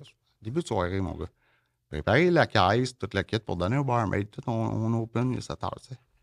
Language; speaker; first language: French; native; French